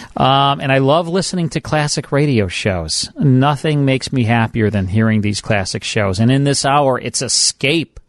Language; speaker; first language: English; native; English